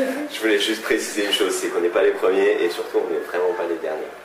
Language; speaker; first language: French; native; French